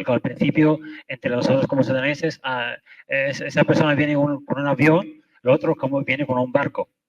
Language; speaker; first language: Spanish; non-native, fluent; Arabic